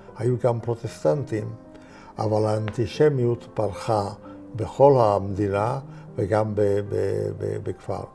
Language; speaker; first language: Hebrew; non-native, fluent; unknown